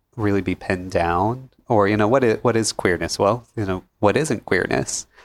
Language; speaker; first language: English; native; English